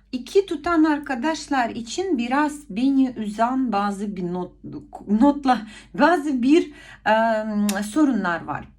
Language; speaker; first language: Turkish; non-native, fluent; Ukrainian